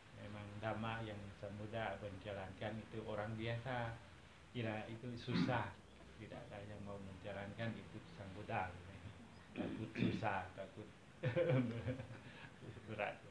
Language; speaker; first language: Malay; non-native, fluent; Thai